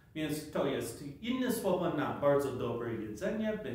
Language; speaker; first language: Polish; non-native, learner; English